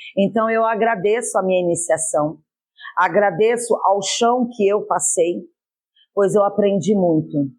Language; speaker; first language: Portuguese; native; Portuguese